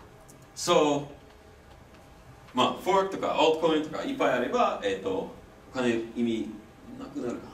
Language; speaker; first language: Japanese; non-native, fluent; English